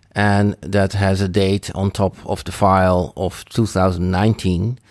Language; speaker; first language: English; non-native, fluent; Dutch